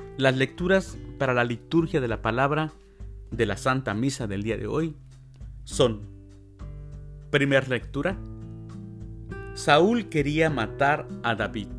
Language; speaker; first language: Spanish; native; Spanish